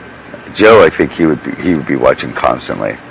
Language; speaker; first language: English; native; English